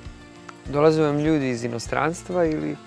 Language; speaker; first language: Bosnian; native; Bosnian